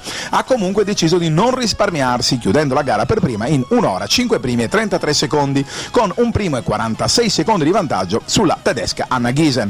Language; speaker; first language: Italian; native; Italian